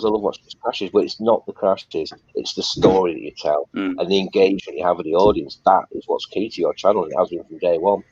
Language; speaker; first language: English; native; English